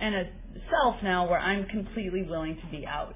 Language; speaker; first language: English; native; English